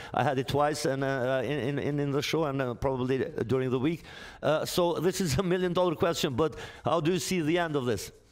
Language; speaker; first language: English; non-native, fluent; Albanian